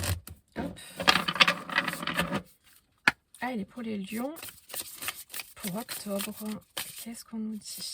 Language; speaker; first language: French; native; French